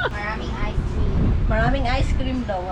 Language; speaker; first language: Filipino; native; Filipino